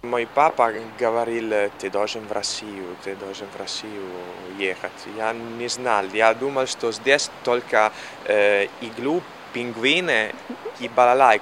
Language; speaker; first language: Russian; non-native, fluent; Italian